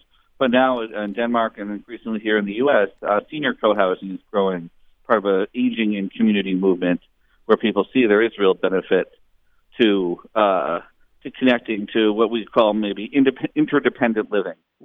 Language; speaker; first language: English; native; English